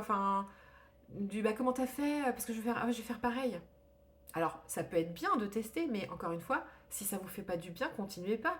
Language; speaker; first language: French; native; French